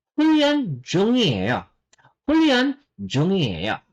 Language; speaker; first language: Korean; non-native, fluent; Filipino